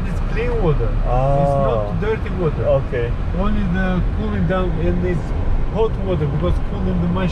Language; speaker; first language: English; non-native, learner; Albanian